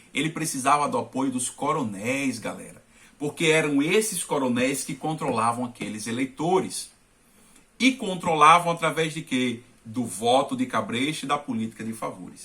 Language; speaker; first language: Portuguese; native; Portuguese